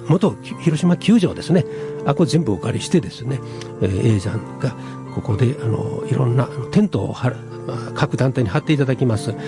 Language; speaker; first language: Japanese; native; Japanese